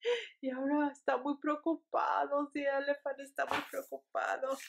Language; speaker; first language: Spanish; early bilingual, heritage; Spanish